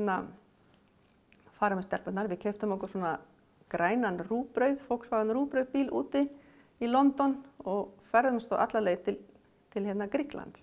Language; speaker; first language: Icelandic; non-native, fluent; Afrikaans